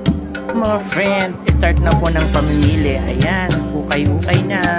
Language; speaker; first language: Filipino; native; Filipino